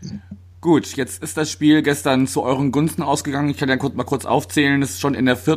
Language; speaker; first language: German; native; German